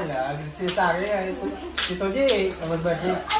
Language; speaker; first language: Filipino; non-native, local second language; Cebuano